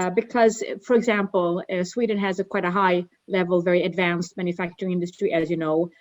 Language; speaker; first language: English; non-native, fluent; Swedish